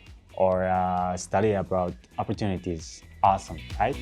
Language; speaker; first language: English; non-native, learner; Mongolian